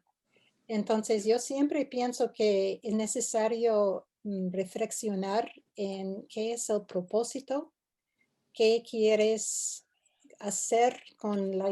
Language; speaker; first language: Spanish; non-native, fluent; English